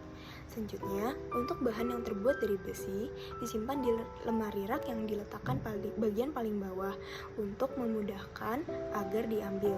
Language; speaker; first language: Malay; native; Malay